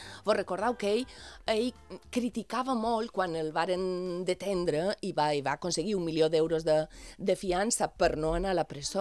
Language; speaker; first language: Catalan; native; Catalan